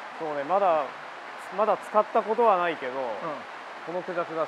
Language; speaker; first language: Japanese; native; Japanese